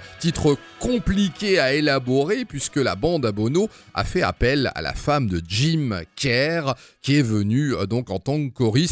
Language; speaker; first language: French; native; French